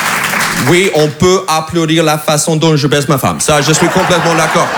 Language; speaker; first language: French; non-native, fluent; English